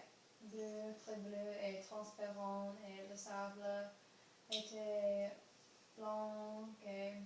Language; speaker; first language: French; non-native, learner; English